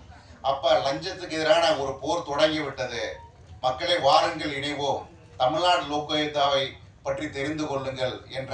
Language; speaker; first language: Tamil; native; Tamil